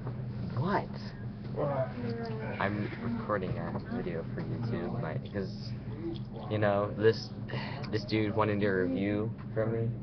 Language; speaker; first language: English; native; English